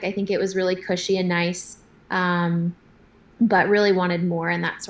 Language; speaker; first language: English; native; English